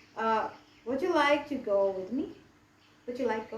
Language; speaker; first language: English; non-native, learner; Indonesian